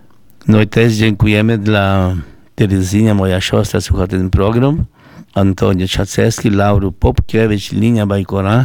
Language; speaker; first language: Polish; early bilingual, heritage; Portuguese